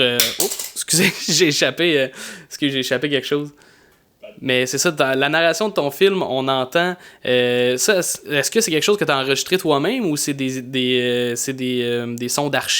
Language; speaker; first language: French; native; French